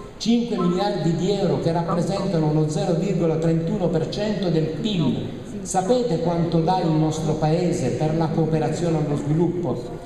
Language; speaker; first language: Italian; native; Italian